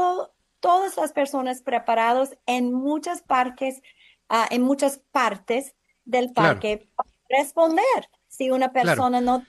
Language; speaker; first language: Spanish; non-native, fluent; English